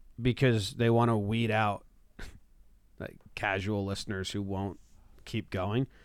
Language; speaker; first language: English; native; English